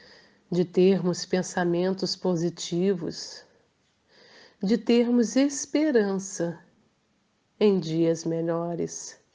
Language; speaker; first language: Portuguese; native; Portuguese